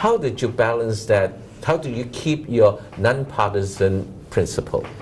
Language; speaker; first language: English; non-native, local second language; Cantonese